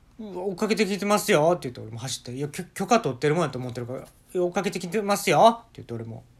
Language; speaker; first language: Japanese; native; Japanese